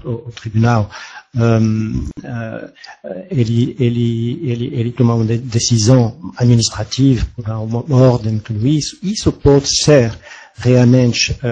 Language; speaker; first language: Portuguese; non-native, fluent; French